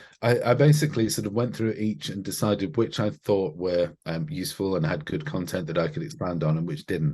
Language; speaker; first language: English; native; English